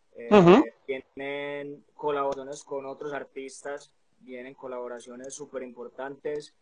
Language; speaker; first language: Spanish; native; Spanish